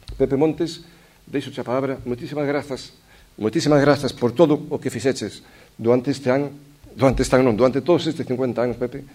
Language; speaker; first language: Galician; native; Galician